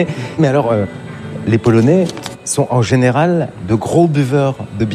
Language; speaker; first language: French; native; French